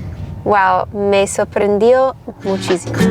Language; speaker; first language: Spanish; non-native, learner; English